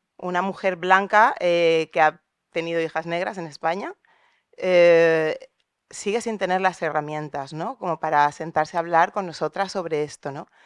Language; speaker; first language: Spanish; native; Spanish